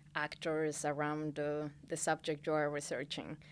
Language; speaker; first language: English; non-native, fluent; Spanish